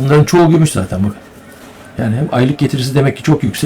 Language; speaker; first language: Turkish; native; Turkish